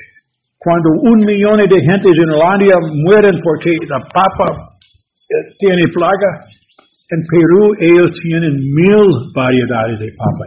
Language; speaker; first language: Spanish; non-native, learner; English